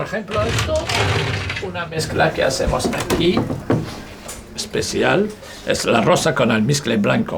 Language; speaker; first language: Spanish; non-native, learner; Arabic